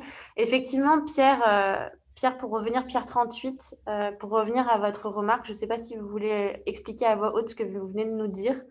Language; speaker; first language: French; native; French